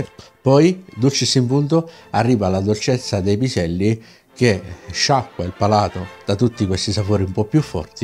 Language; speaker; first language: Italian; native; Italian